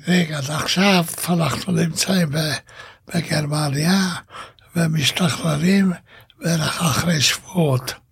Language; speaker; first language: Hebrew; non-native, fluent; Hungarian